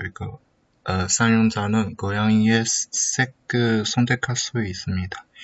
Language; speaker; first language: Korean; non-native, learner; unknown